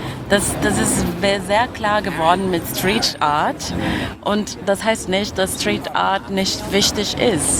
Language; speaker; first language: German; non-native, fluent; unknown